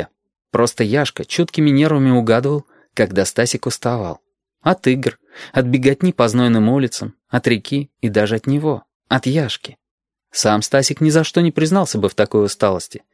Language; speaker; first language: Russian; native; Russian